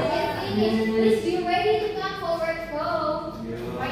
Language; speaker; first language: English; non-native, learner; Indonesian